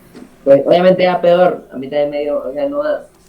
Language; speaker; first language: Spanish; native; Spanish